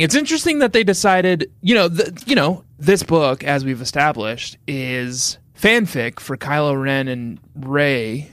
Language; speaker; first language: English; native; English